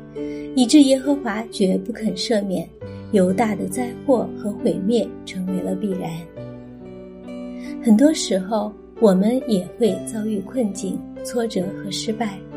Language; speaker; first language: Chinese; native; Chinese